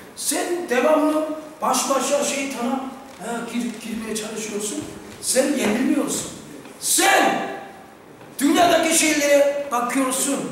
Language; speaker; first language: Turkish; non-native, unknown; Korean